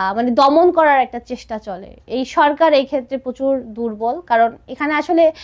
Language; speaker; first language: Bangla; non-native, local second language; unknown